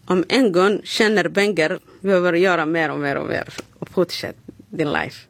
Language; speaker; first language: Swedish; non-native, learner; Somali